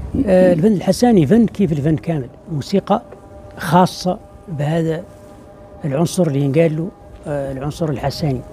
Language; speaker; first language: Arabic; native; Arabic